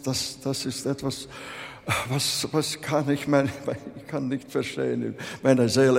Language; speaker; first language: German; non-native, fluent; Latvian